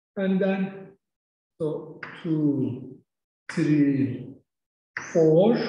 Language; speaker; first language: English; non-native, fluent; Turkish